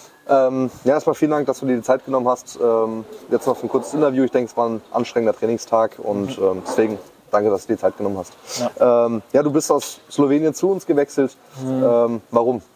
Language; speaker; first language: German; native; German